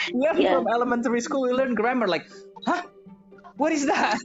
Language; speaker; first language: English; non-native, fluent; Indonesian